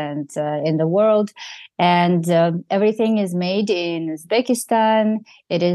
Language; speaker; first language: English; non-native, fluent; Russian